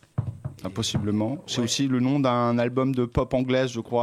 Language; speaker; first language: French; native; French